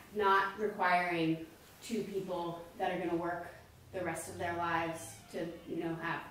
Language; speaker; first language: English; native; English